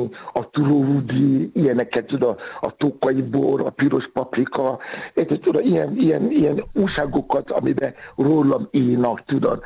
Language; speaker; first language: Hungarian; non-native, fluent; Yoruba